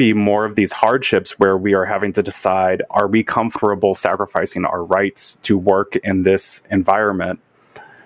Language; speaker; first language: English; native; English